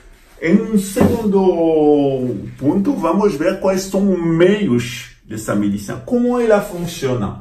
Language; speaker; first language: Portuguese; non-native, fluent; French